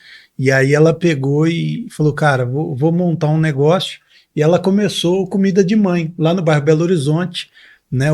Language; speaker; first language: Portuguese; native; Portuguese